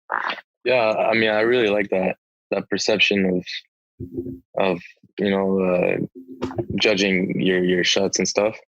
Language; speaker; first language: English; non-native, local second language; French